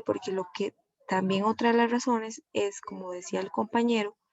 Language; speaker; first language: Spanish; native; Spanish